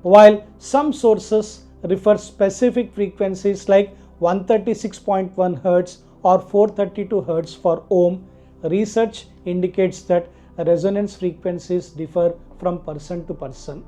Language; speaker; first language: English; non-native, local second language; Telugu